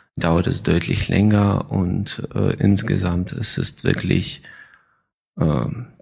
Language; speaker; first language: German; non-native, fluent; Ukrainian